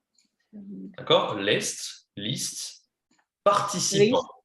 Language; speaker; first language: French; non-native, fluent; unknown